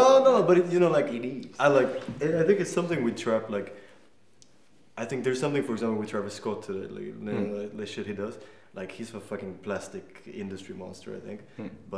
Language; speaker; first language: English; non-native, fluent; Danish